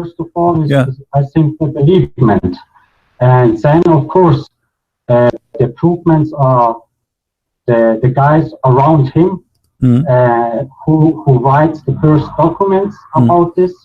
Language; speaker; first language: English; non-native, learner; Bosnian